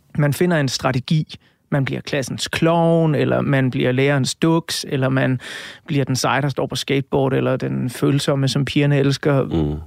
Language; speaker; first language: Danish; native; Danish